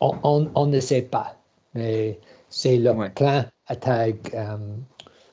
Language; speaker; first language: French; non-native, learner; English